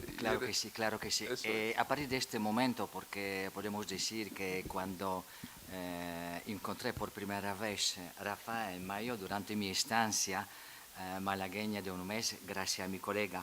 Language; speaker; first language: Spanish; non-native, fluent; Polish